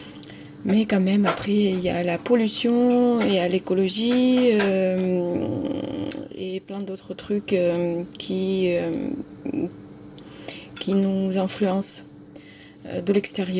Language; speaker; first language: French; non-native, fluent; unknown